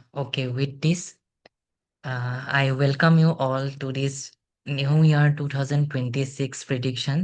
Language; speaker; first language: English; non-native, local second language; Assamese